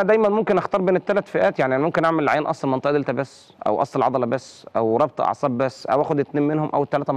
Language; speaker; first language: Arabic; native; Arabic